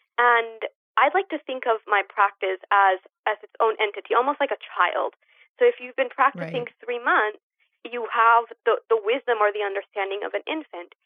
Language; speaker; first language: English; early bilingual, other home language; Spanish